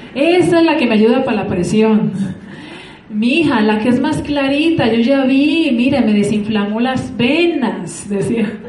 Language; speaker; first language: Spanish; native; Spanish